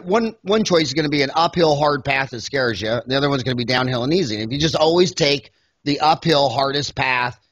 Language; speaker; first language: English; native; English